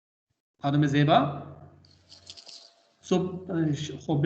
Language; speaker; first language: Persian; non-native, fluent; Urdu